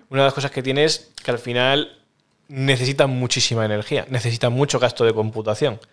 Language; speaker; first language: Spanish; native; Spanish